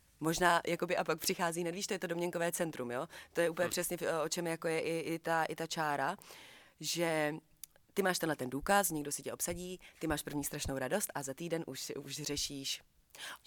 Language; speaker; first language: Czech; native; Czech